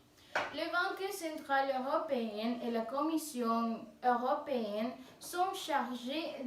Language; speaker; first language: French; non-native, fluent; Spanish